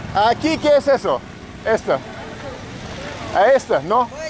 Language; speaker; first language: Spanish; non-native, learner; English